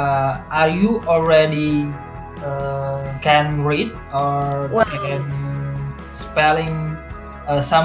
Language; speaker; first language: English; non-native, learner; Indonesian